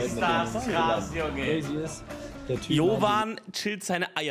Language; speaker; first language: German; native; German